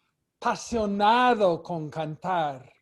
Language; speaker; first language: Spanish; non-native, fluent; English